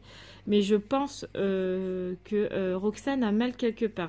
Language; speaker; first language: French; native; French